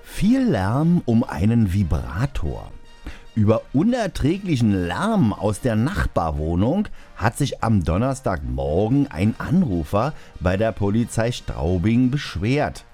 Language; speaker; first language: German; native; German